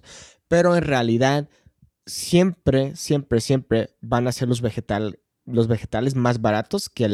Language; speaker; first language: Spanish; non-native, fluent; English